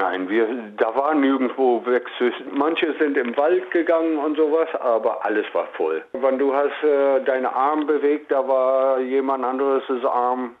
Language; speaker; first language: German; non-native, fluent; English